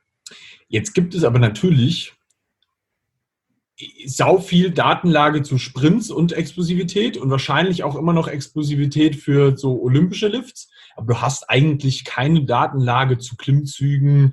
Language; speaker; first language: German; native; German